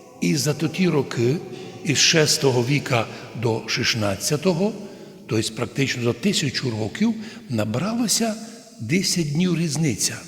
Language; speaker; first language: Ukrainian; native; Ukrainian